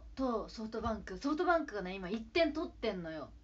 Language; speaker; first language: Japanese; native; Japanese